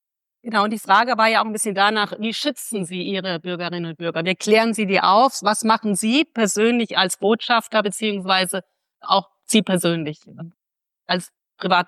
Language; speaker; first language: German; native; German